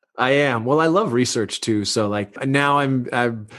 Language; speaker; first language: English; native; English